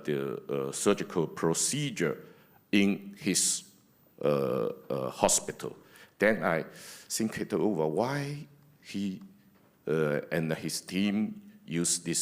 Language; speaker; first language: English; non-native, fluent; Chinese